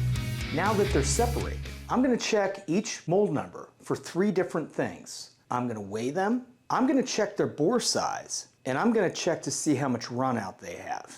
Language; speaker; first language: English; native; English